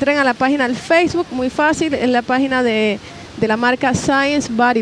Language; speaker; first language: Spanish; native; Spanish